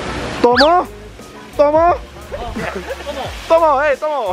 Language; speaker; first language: Japanese; non-native, fluent; Indonesian